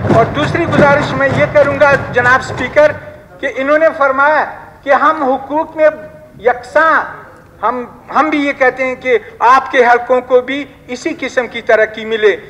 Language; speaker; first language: Urdu; non-native, local second language; Pashto